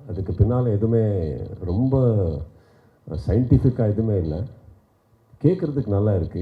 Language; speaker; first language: Tamil; non-native, local second language; Kannada